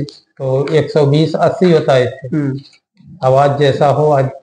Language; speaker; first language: Hindi; native; Hindi